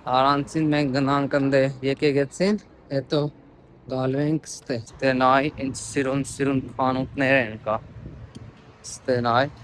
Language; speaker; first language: Armenian; non-native, learner; Hindi